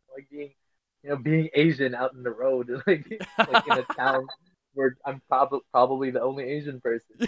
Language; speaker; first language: English; non-native, local second language; Filipino